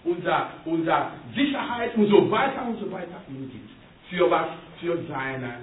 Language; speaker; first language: German; non-native, learner; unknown